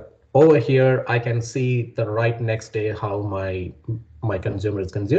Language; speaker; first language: English; non-native, local second language; Malayalam